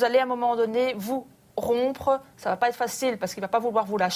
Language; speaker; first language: French; native; French